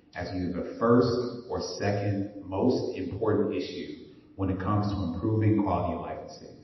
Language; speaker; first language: English; native; English